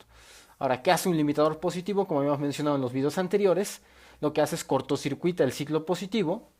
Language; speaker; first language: Spanish; native; Spanish